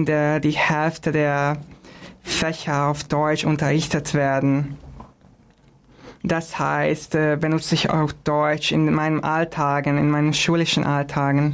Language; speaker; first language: German; non-native, fluent; Hungarian